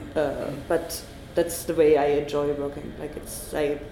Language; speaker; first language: English; non-native, fluent; German